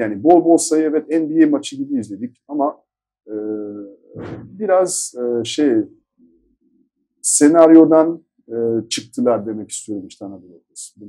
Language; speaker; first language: Turkish; non-native, fluent; French